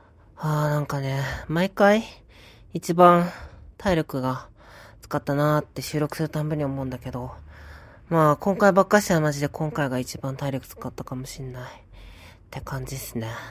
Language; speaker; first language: Japanese; native; Japanese